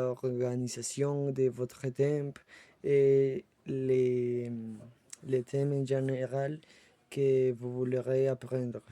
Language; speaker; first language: French; non-native, learner; Spanish